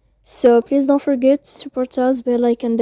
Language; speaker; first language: English; non-native, fluent; Arabic